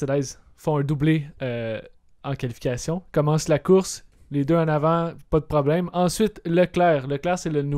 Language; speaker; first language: French; native; French